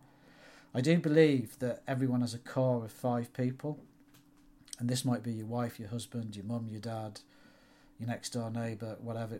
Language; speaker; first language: English; native; English